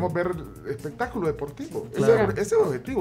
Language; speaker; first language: Spanish; native; Spanish